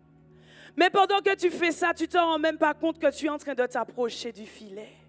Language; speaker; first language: French; native; French